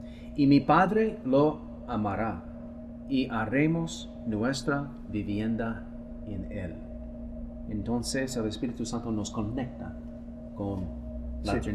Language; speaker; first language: Spanish; non-native, fluent; English